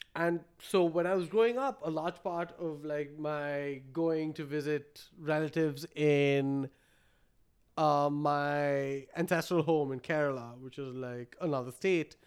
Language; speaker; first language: English; non-native, local second language; Malayalam